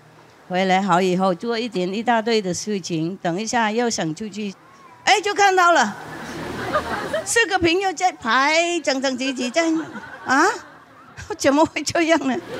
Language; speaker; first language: Chinese; non-native, fluent; Vietnamese